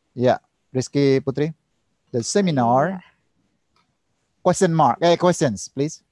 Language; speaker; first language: English; non-native, learner; Indonesian